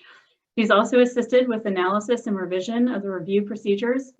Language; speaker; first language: English; native; English